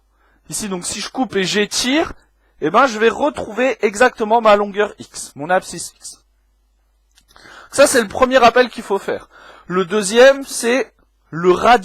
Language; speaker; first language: French; native; French